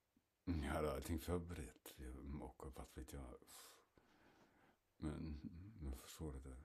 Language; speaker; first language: Swedish; non-native, fluent; German